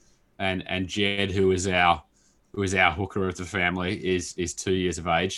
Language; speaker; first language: English; native; English